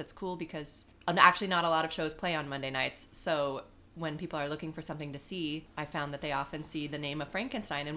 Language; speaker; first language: English; native; English